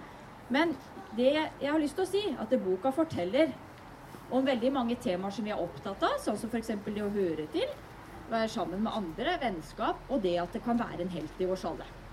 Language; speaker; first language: Norwegian; native; Norwegian